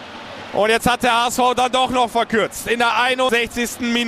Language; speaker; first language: German; native; German